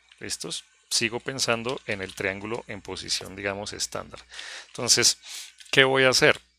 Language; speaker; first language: Spanish; native; Spanish